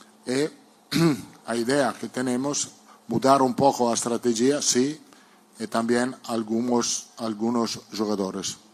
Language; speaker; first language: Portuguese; non-native, learner; Italian